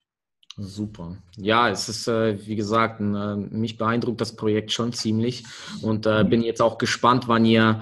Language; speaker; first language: German; native; German